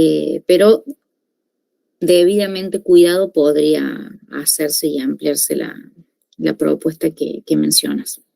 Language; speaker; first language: Spanish; native; Spanish